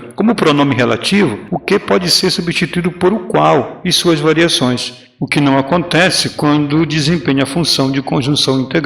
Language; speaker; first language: Portuguese; native; Portuguese